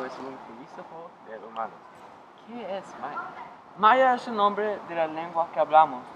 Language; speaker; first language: Spanish; non-native, learner; English